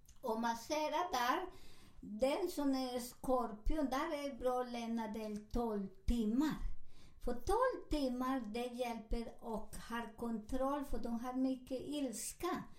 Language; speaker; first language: Swedish; non-native, learner; Spanish